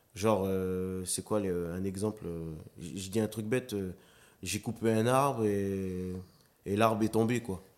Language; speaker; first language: French; non-native, local second language; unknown